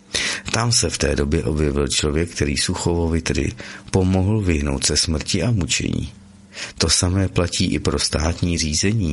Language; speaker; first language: Czech; native; Czech